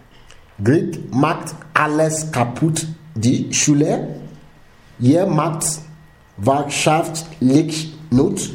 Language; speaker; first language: German; non-native, learner; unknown